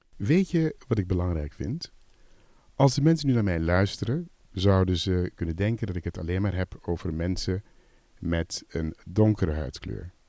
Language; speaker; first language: Dutch; native; Dutch